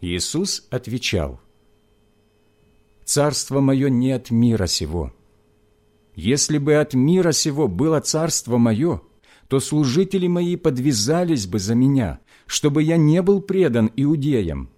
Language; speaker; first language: Russian; native; Russian